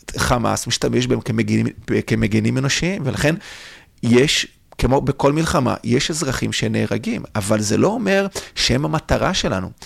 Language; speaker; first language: Hebrew; non-native, fluent; Portuguese